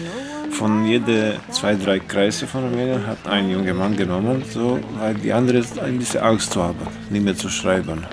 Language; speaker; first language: German; non-native, fluent; Romanian